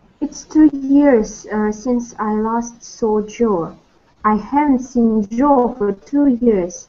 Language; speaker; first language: English; non-native, learner; Russian